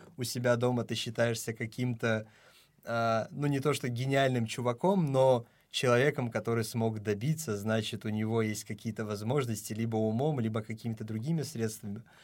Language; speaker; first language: Russian; non-native, local second language; Tajik